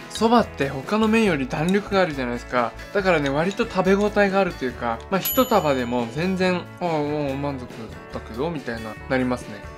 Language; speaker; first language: Japanese; native; Japanese